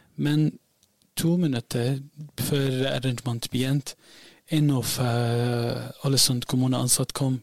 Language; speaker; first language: Norwegian; non-native, learner; Arabic